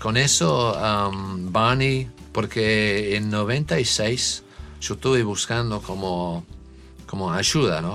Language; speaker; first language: Spanish; non-native, learner; English